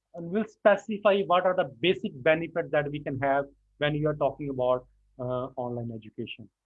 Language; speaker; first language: English; non-native, local second language; Punjabi